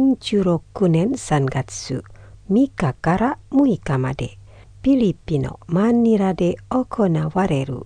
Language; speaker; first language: Japanese; non-native, fluent; Indonesian